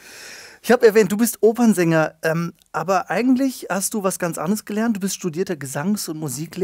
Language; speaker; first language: German; native; German